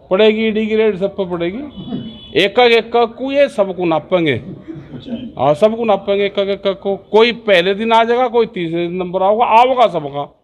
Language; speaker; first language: Hindi; native; Hindi